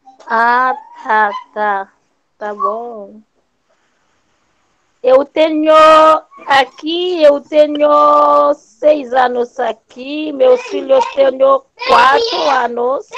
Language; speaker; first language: Portuguese; non-native, learner; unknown